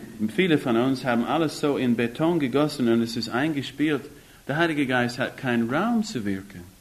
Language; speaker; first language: German; non-native, fluent; English